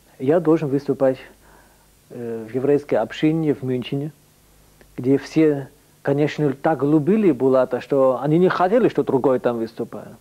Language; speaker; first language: Russian; non-native, fluent; German